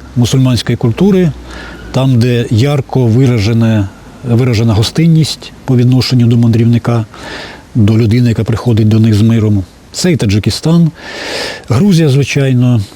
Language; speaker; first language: Ukrainian; native; Ukrainian